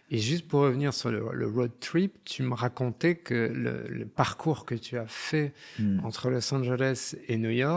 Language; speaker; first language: French; native; French